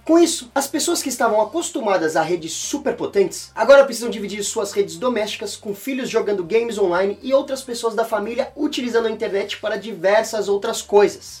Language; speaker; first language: Portuguese; native; Portuguese